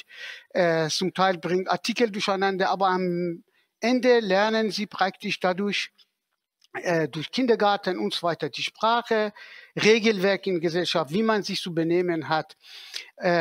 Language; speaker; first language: German; non-native, fluent; Persian